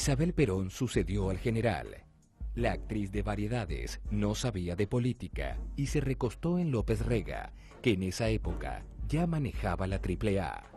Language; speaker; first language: Spanish; native; Spanish